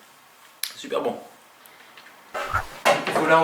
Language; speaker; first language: French; native; French